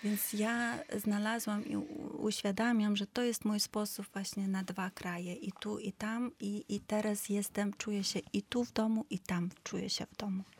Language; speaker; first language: Polish; non-native, fluent; Ukrainian